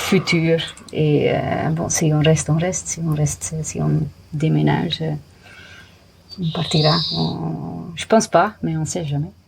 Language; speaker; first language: French; non-native, fluent; Dutch